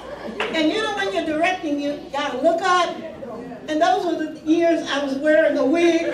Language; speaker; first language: English; native; English